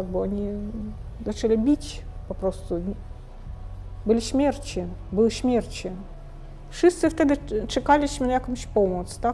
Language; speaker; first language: Polish; non-native, fluent; Russian